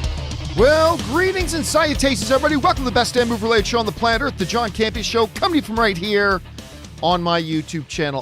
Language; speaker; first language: English; native; English